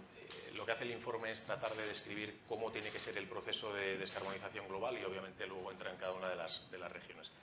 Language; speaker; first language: Spanish; native; Spanish